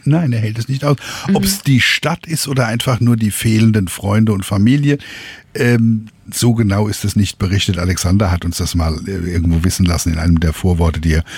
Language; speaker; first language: German; native; German